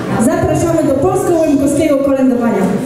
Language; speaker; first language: Polish; native; Polish